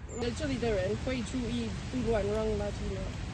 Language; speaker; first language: Chinese; non-native, learner; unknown